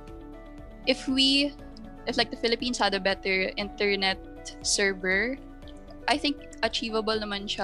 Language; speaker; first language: English; non-native, local second language; Filipino